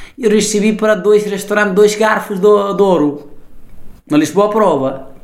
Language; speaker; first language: Portuguese; non-native, fluent; Nepali